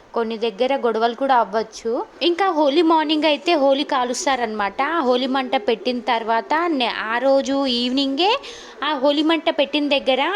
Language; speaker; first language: Telugu; non-native, local second language; Lambadi